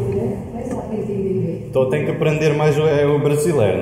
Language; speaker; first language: Portuguese; non-native, learner; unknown